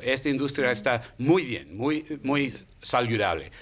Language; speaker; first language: Spanish; non-native, fluent; English